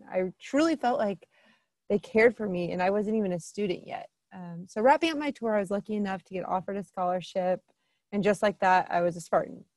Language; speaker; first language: English; native; English